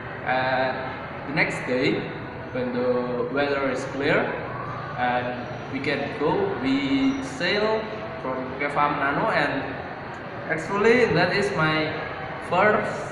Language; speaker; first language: English; non-native, learner; Indonesian